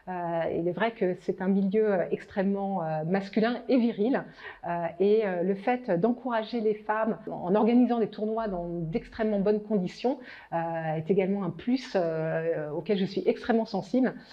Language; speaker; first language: French; native; French